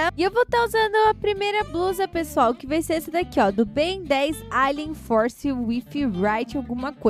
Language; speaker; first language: Portuguese; native; Portuguese